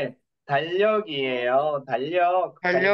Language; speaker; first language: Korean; non-native, fluent; Kyrgyz